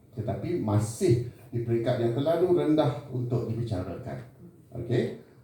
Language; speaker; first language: Malay; native; Malay